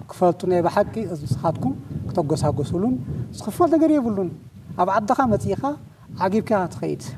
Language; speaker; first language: Tigrinya; non-native, local second language; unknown